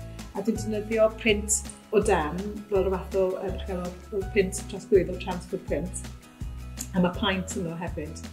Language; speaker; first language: Welsh; native; Welsh